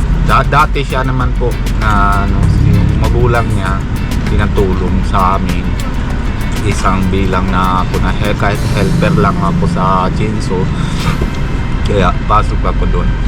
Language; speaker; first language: Filipino; non-native, learner; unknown